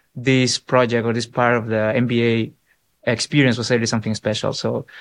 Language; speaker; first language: English; non-native, fluent; Spanish